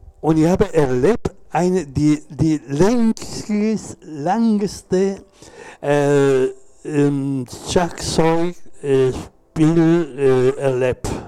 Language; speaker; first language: German; non-native, learner; Spanish